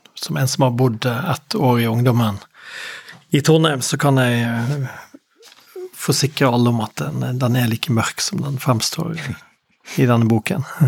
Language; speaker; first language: Norwegian; native; Norwegian